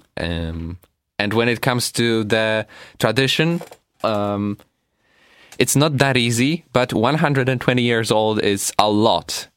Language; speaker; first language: English; non-native, fluent; Polish